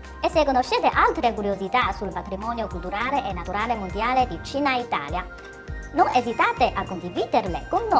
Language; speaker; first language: Italian; non-native, fluent; Chinese